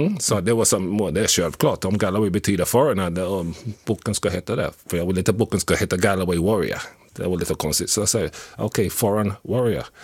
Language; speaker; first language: Swedish; non-native, fluent; English